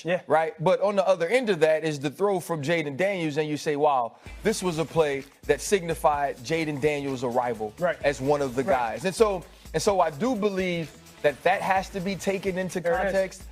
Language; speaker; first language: English; native; English